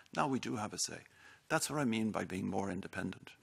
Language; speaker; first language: English; native; English